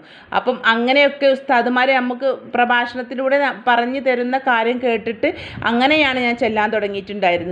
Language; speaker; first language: Malayalam; native; Malayalam